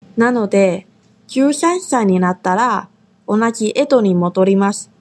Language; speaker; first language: Japanese; non-native, fluent; Chinese